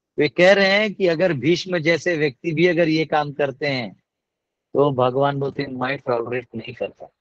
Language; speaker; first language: Hindi; non-native, local second language; Marathi